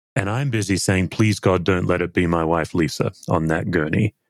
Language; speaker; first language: English; native; English